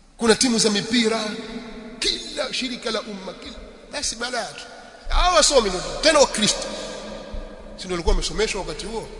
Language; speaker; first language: Swahili; native; Swahili